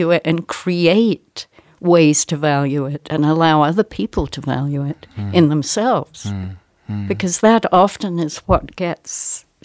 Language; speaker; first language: English; native; English